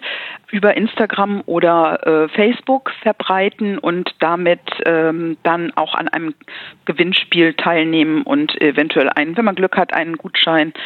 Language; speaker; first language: German; native; German